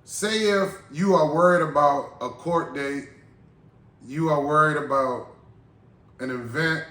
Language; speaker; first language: English; native; English